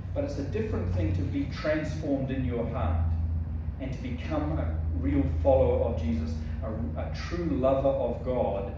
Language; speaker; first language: English; native; English